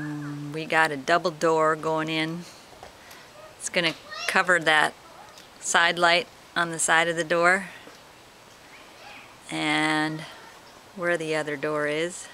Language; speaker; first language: English; native; English